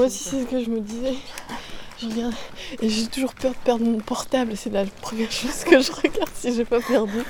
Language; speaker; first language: French; native; French